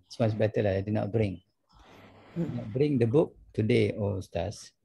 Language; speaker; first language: English; non-native, local second language; Malay